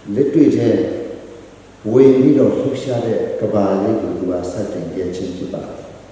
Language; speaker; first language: Burmese; non-native, local second language; Hakha Chin